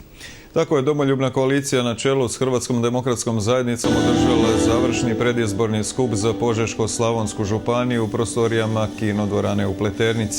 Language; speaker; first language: Croatian; native; Croatian